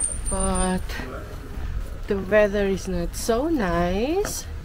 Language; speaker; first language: English; non-native, local second language; Filipino